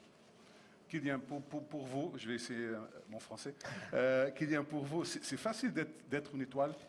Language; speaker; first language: French; non-native, learner; Portuguese